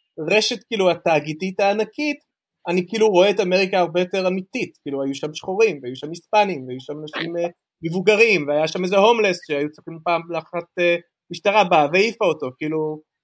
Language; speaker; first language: Hebrew; native; Hebrew